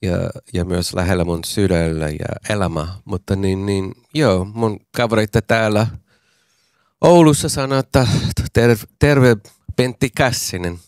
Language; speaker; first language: Finnish; non-native, fluent; English